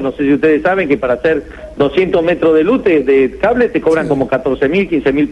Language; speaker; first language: Spanish; native; Spanish